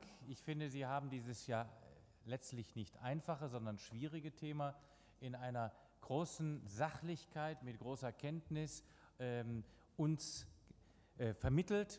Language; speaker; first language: German; native; German